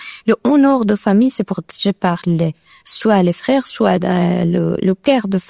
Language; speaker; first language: French; non-native, learner; Persian